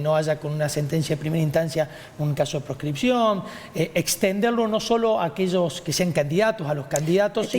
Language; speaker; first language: Spanish; native; Spanish